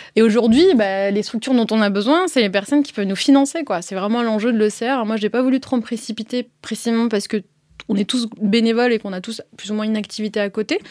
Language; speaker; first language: French; early bilingual, other home language; Arabic